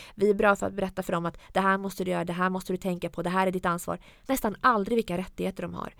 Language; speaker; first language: Swedish; early bilingual, other home language; Arabic